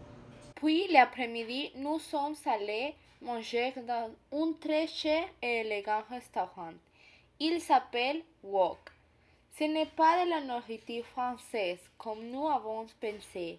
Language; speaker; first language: French; non-native, learner; Spanish